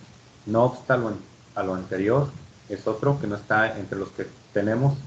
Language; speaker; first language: Spanish; native; Spanish